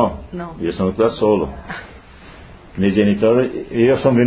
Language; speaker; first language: Italian; non-native, local second language; Friulian